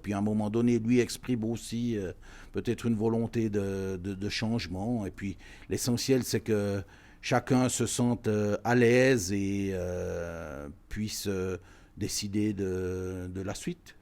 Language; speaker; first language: French; native; French